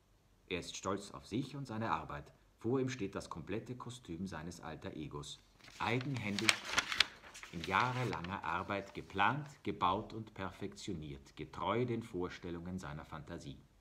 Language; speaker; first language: German; native; German